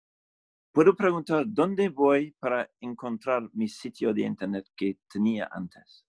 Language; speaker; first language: Spanish; non-native, learner; English